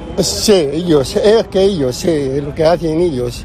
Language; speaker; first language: Spanish; non-native, learner; Arabic